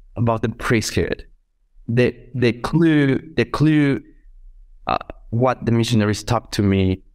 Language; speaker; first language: English; non-native, fluent; Spanish